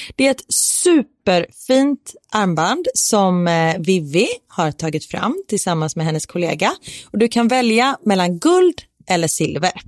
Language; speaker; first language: Swedish; native; Swedish